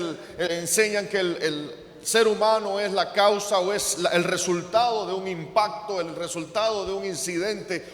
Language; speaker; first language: Spanish; native; Spanish